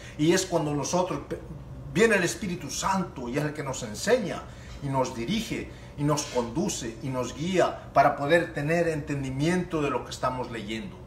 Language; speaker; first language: Spanish; native; Spanish